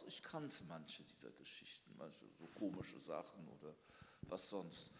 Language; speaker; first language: German; early bilingual, heritage; German